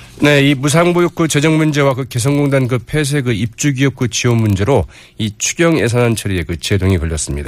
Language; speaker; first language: Korean; native; Korean